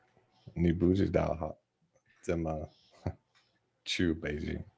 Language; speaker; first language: Chinese; non-native, learner; English